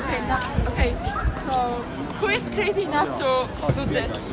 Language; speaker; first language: English; non-native, fluent; Spanish